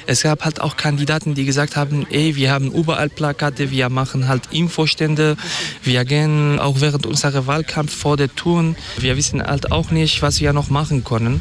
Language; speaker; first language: German; non-native, fluent; Kurdish